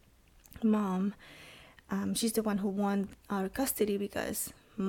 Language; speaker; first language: English; non-native, fluent; Spanish